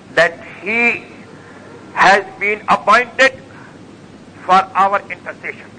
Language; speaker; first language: English; non-native, local second language; Urdu